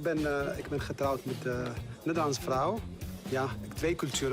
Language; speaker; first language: Dutch; non-native, learner; Arabic